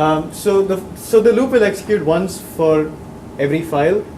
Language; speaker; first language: English; native; English